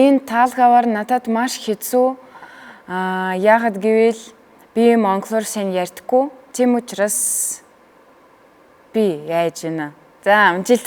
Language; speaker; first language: Mongolian; non-native, learner; Russian